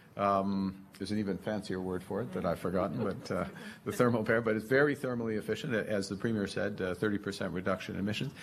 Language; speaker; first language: English; native; English